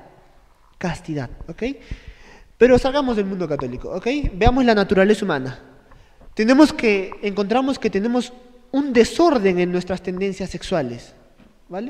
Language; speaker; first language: Spanish; native; Spanish